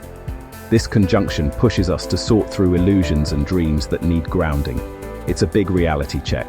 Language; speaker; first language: English; native; English